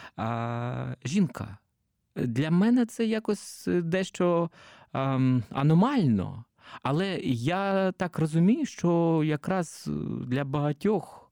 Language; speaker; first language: Ukrainian; native; Ukrainian